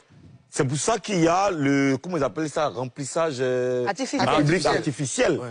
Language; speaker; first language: French; native; French